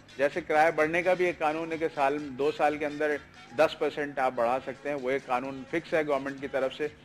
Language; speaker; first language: Urdu; native; Urdu